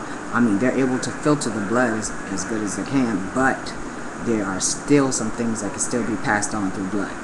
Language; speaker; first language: English; native; English